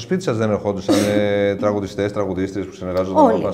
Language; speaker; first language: Greek; native; Greek